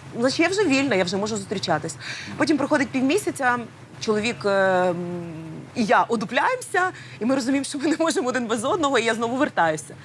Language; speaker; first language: Ukrainian; native; Ukrainian